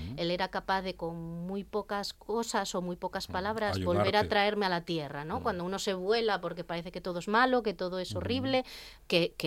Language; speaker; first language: Spanish; native; Spanish